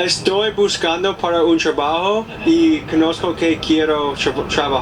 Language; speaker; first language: Spanish; non-native, learner; English